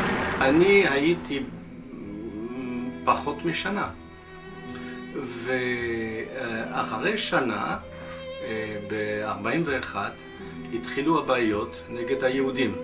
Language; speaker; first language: Hebrew; non-native, fluent; French